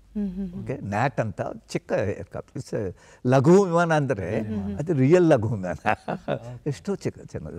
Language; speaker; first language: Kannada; non-native, fluent; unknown